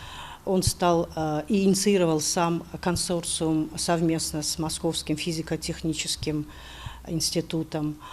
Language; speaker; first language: Russian; native; Russian